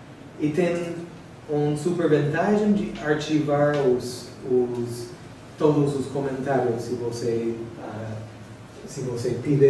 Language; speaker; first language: Portuguese; non-native, fluent; English